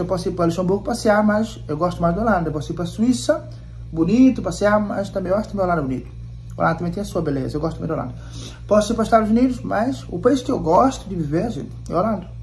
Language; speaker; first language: Portuguese; non-native, local second language; Kabuverdianu